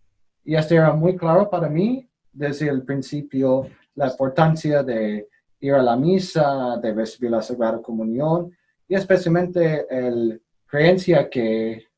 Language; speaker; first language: Spanish; non-native, learner; English